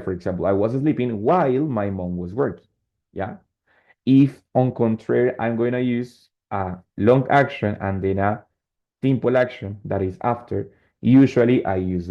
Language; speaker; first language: English; non-native, fluent; Spanish